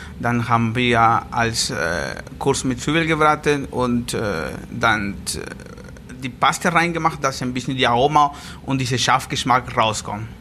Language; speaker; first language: German; non-native, learner; Spanish